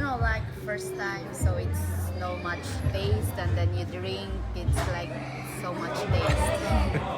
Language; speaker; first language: English; non-native, learner; Filipino